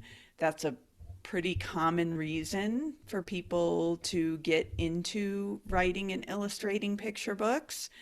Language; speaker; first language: English; native; English